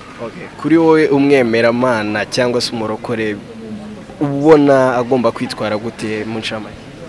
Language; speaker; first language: Kinyarwanda; native; Kinyarwanda